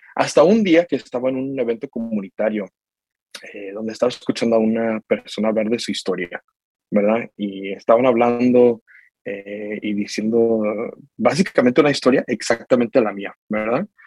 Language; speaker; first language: Spanish; early bilingual, heritage; Spanish